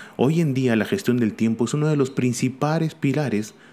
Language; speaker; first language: Spanish; native; Spanish